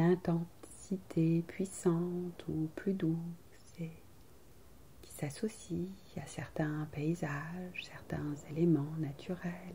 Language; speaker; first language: French; native; French